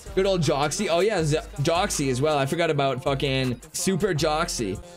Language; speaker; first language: English; native; English